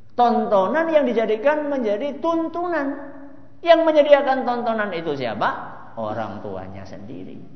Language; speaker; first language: Indonesian; non-native, local second language; Javanese